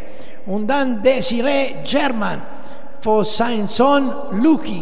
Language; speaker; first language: German; non-native, learner; Italian